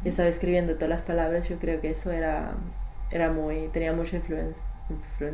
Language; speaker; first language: Spanish; non-native, fluent; English